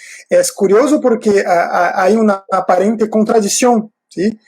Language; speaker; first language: Spanish; non-native, fluent; Portuguese